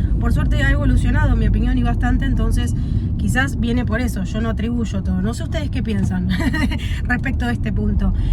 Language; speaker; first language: Spanish; native; Spanish